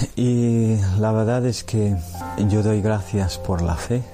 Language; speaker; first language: Spanish; non-native, fluent; English